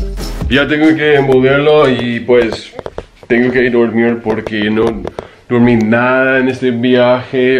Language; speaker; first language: Spanish; non-native, fluent; English